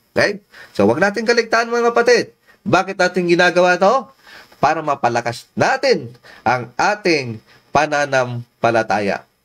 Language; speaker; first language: Filipino; non-native, local second language; Iloko